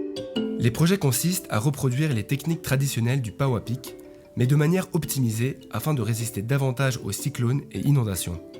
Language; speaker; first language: French; native; French